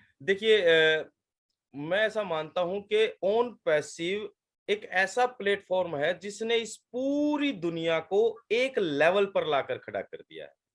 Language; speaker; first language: Hindi; native; Hindi